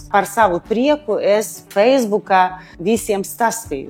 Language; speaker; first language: Latvian; non-native, local second language; Russian